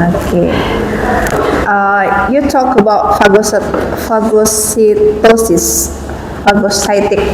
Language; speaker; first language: English; non-native, fluent; Indonesian